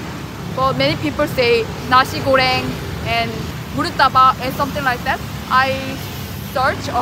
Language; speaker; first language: English; non-native, learner; Korean